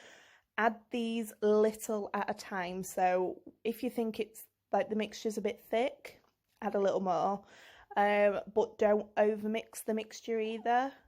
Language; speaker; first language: English; native; English